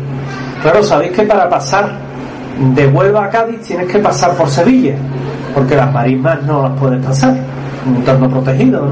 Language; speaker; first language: Spanish; native; Spanish